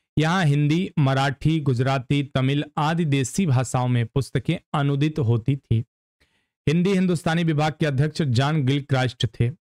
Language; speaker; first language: Hindi; native; Hindi